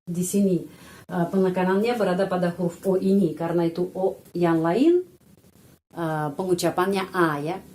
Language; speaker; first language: Indonesian; non-native, fluent; Russian